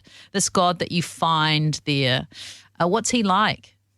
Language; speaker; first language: English; native; English